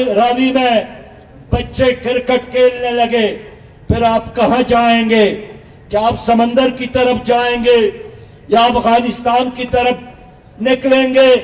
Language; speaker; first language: Urdu; non-native, local second language; Pashto